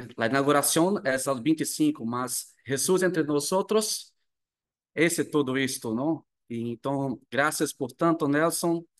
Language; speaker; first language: Spanish; non-native, learner; Portuguese